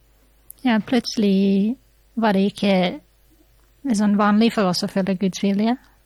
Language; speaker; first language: Norwegian; non-native, fluent; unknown